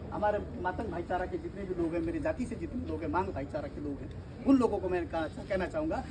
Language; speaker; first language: Hindi; non-native, local second language; Marathi